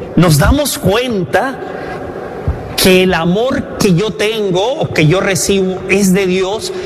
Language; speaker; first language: Spanish; native; Spanish